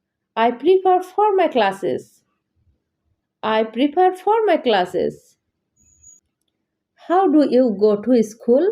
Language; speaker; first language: English; non-native, learner; Bangla